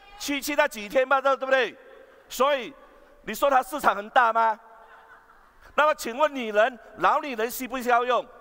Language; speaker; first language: Chinese; native; Chinese